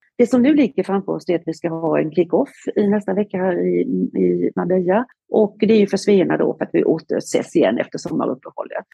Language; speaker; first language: Swedish; native; Swedish